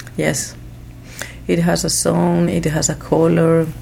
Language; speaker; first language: English; non-native, fluent; Spanish